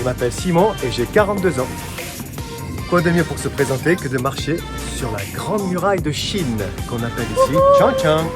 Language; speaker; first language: French; native; French